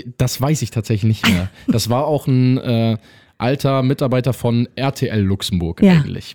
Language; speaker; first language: German; native; German